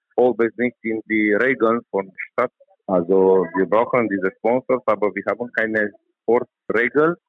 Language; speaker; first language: German; non-native, learner; Romanian